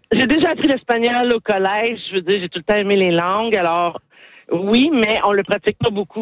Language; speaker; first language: French; native; French